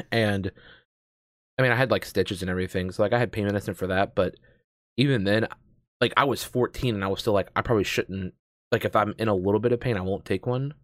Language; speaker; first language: English; native; English